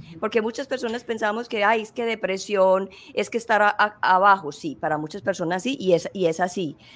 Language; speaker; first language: Spanish; native; Spanish